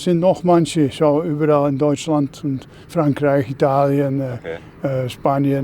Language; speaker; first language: German; non-native, learner; Dutch